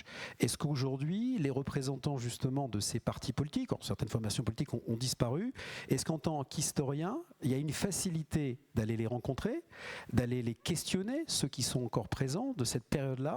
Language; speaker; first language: French; native; French